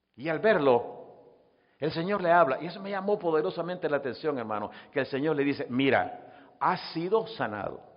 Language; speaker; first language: Spanish; native; Spanish